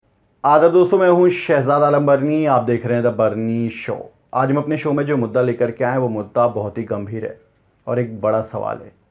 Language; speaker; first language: Hindi; native; Hindi